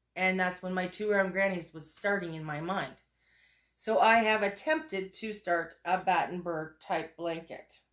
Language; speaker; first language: English; native; English